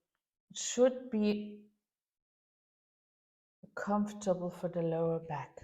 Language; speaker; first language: English; non-native, fluent; German